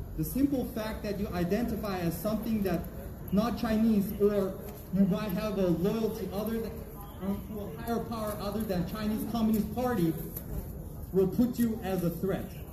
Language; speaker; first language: English; non-native, fluent; Uyghur